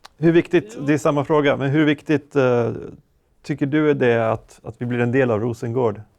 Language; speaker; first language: Swedish; native; Swedish